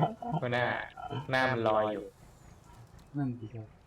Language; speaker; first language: Thai; native; Thai